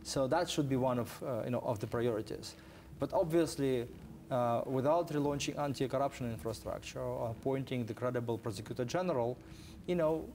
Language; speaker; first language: English; non-native, fluent; Ukrainian